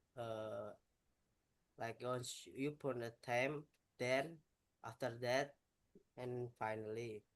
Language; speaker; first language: English; non-native, learner; Indonesian